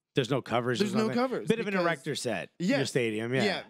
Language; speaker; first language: English; native; English